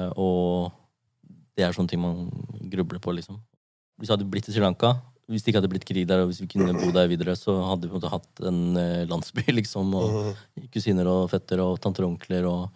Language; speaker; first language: Norwegian; early bilingual, other home language; Japanese